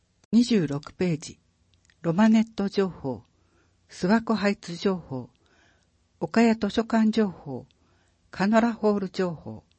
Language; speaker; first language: Japanese; native; Japanese